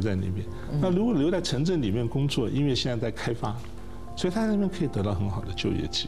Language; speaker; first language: Chinese; native; Chinese